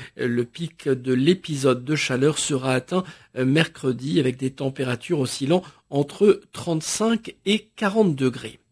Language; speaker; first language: French; native; French